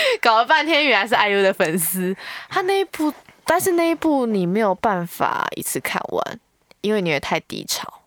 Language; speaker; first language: Chinese; native; Chinese